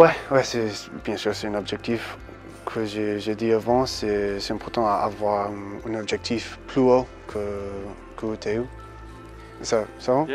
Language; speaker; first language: French; early bilingual, heritage; English